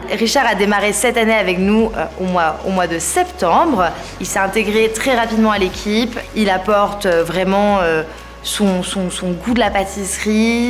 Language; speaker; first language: French; native; French